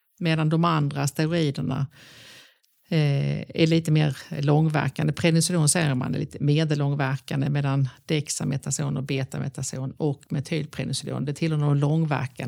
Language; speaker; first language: Swedish; native; Swedish